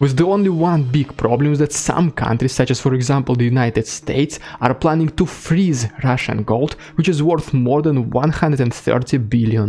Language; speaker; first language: English; non-native, fluent; Russian